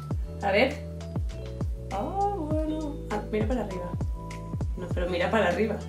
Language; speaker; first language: Spanish; native; Spanish